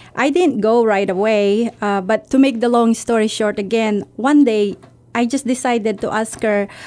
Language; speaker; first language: English; non-native, local second language; Filipino